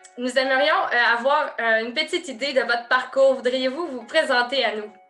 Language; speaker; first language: French; native; French